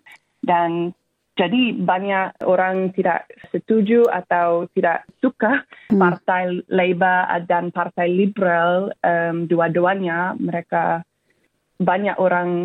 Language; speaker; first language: Indonesian; non-native, fluent; English